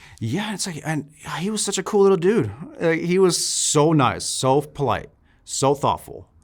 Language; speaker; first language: English; native; English